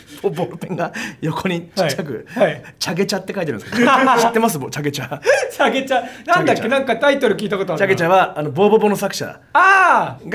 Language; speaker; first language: Japanese; native; Japanese